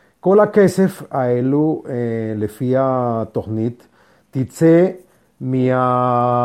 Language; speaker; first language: Hebrew; non-native, fluent; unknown